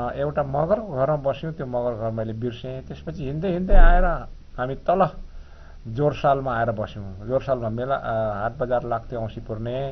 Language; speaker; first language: Nepali; non-native, local second language; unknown